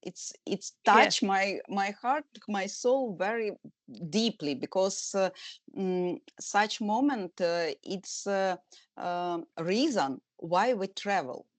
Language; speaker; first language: English; non-native, learner; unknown